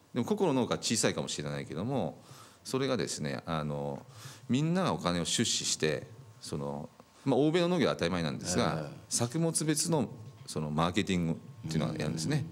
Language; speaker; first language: Japanese; native; Japanese